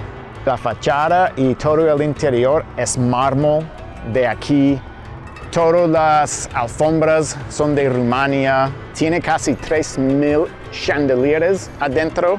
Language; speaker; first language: Spanish; non-native, fluent; English